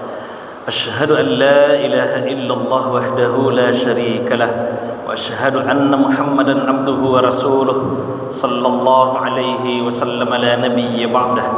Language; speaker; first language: Indonesian; native; Indonesian